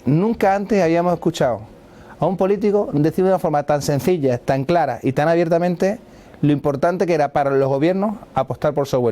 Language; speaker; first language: Spanish; native; Spanish